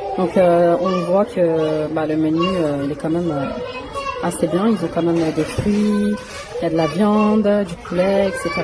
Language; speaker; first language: French; native; French